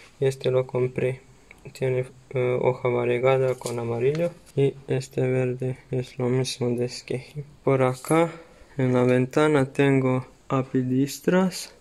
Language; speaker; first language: Spanish; non-native, learner; Serbian